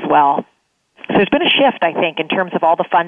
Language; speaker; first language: English; native; English